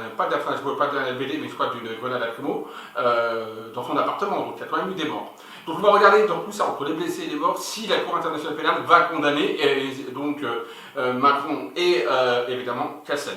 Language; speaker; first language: French; native; French